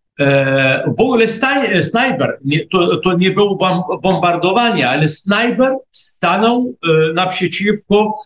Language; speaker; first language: Polish; non-native, fluent; Arabic